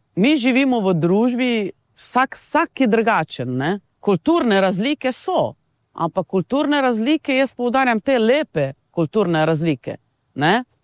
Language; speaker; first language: Slovenian; non-native, local second language; Romany